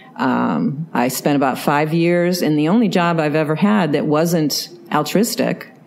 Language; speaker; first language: English; native; English